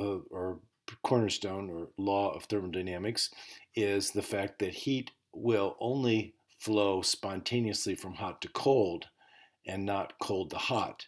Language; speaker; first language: English; native; English